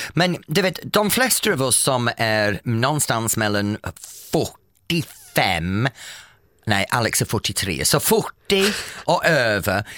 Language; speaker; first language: Swedish; non-native, fluent; English